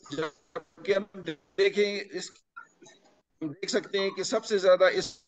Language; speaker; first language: Urdu; non-native, local second language; Punjabi